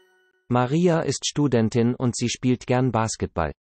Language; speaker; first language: German; non-native, learner; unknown